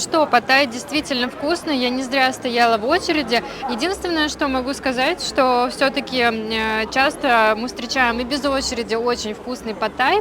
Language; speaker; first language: Russian; native; Russian